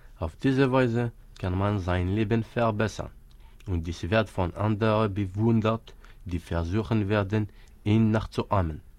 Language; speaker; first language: German; non-native, fluent; Kabyle